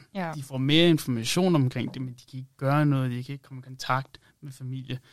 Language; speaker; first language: Danish; early bilingual, other home language; Amharic